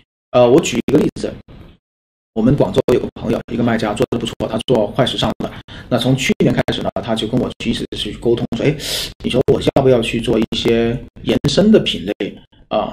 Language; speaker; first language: Chinese; native; Chinese